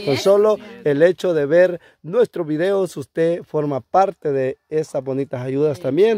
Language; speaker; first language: Spanish; native; Spanish